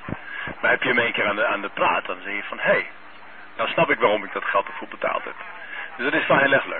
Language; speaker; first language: Dutch; native; Dutch